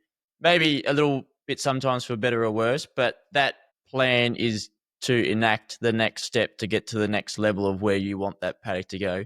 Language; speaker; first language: English; native; English